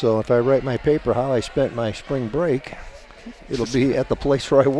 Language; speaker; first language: English; native; English